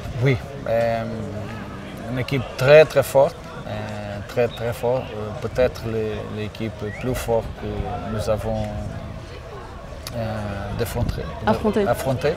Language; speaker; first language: French; non-native, learner; Portuguese